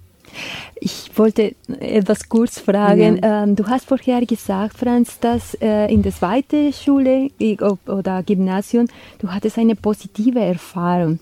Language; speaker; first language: German; non-native, fluent; Spanish